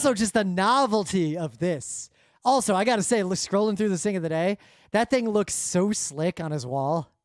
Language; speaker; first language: English; native; English